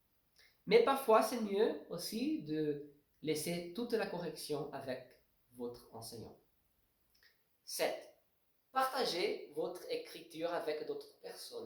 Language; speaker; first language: French; non-native, fluent; Portuguese